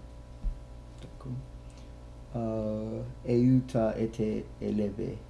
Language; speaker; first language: French; non-native, learner; English